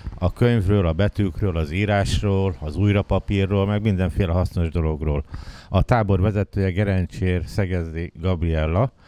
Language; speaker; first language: Hungarian; native; Hungarian